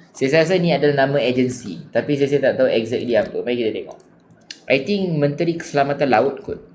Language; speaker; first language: Malay; native; Malay